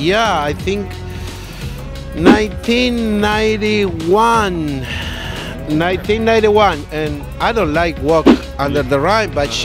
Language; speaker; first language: English; non-native, learner; Spanish